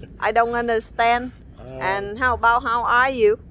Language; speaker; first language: English; non-native, learner; Vietnamese